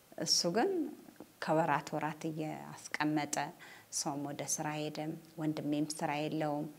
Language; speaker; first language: Amharic; native; Amharic